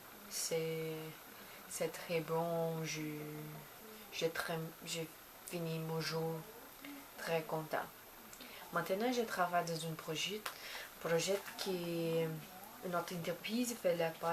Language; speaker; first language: French; non-native, learner; Portuguese